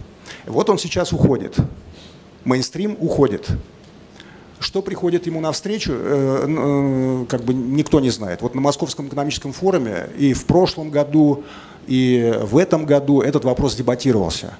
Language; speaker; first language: Russian; native; Russian